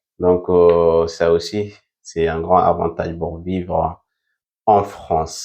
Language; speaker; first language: French; non-native, fluent; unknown